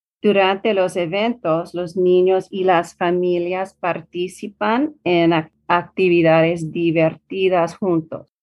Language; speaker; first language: Spanish; non-native, learner; English